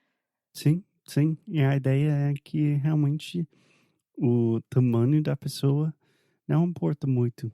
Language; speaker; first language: Portuguese; non-native, fluent; English